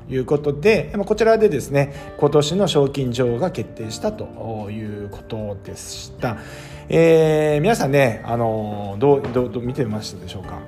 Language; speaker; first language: Japanese; native; Japanese